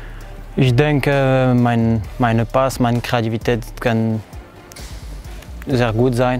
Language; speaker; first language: German; non-native, learner; French